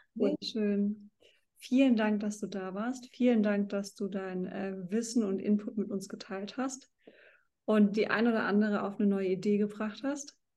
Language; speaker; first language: German; native; German